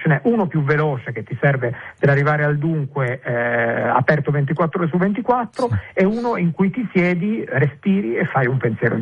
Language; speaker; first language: Italian; native; Italian